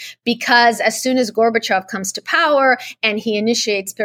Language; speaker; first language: English; early bilingual, other home language; Russian